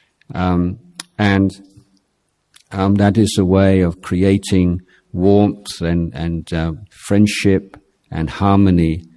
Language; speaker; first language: English; native; English